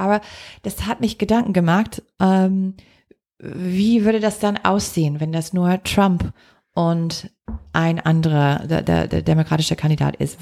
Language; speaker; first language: German; non-native, fluent; English